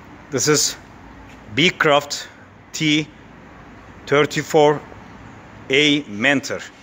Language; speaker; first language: English; non-native, learner; Turkish